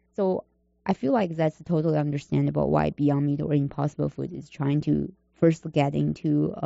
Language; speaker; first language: English; non-native, learner; Chinese